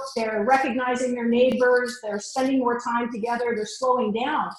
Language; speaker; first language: English; native; English